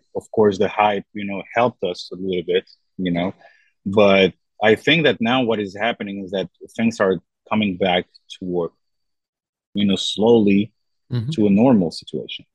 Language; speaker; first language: English; non-native, fluent; French